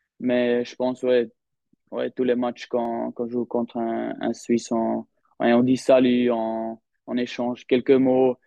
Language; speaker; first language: French; non-native, local second language; German